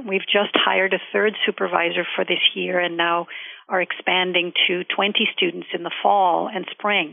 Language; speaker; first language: English; non-native, local second language; Urdu